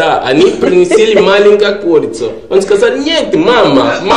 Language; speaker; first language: Russian; non-native, learner; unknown